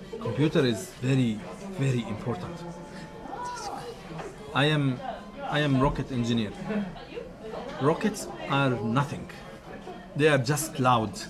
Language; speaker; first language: English; non-native, fluent; Arabic